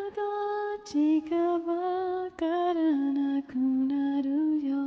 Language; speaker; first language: Japanese; non-native, learner; English